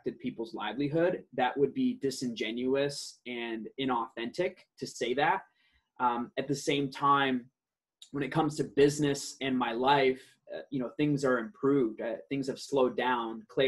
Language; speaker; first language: English; early bilingual, other home language; Aramaic